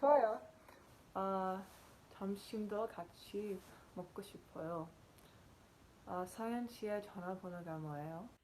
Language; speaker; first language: Korean; non-native, learner; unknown